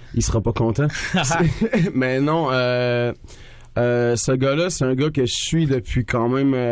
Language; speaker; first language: French; native; French